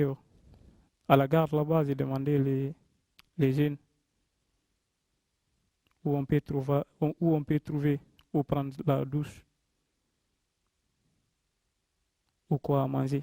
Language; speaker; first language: French; non-native, local second language; Fula